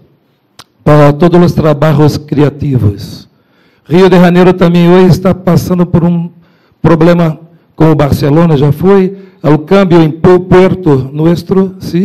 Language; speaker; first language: Spanish; non-native, fluent; Portuguese